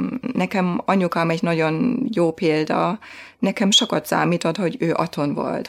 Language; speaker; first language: Hungarian; non-native, fluent; German